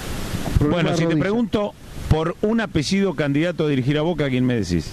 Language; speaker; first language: Spanish; native; Spanish